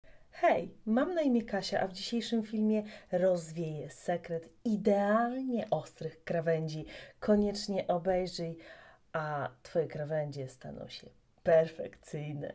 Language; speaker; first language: Polish; native; Polish